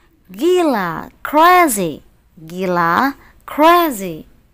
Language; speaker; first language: English; non-native, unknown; Indonesian